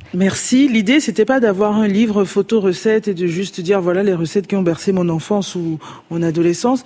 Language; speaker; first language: French; non-native, local second language; Fon